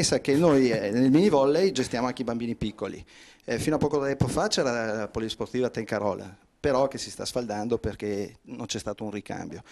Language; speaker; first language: Italian; native; Italian